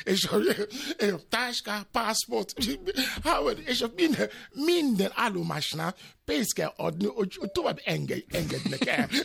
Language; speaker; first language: Hungarian; non-native, learner; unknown